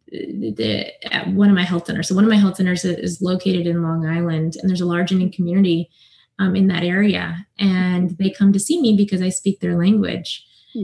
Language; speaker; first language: English; native; English